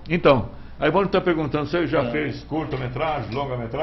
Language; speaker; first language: Portuguese; native; Portuguese